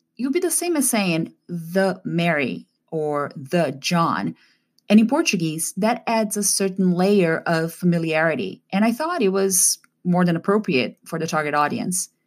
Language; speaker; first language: English; non-native, fluent; Portuguese